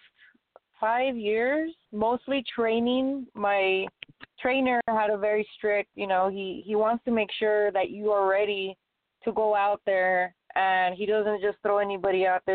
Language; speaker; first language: English; native; English